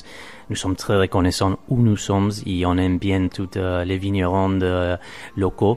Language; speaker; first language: French; non-native, fluent; Spanish